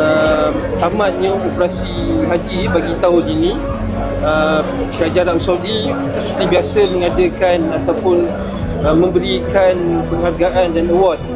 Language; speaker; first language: Malay; native; Malay